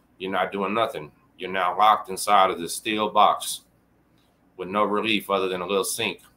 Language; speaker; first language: English; native; English